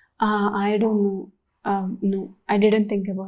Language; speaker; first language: Telugu; non-native, learner; Tamil